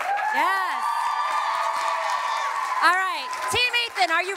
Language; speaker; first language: English; native; English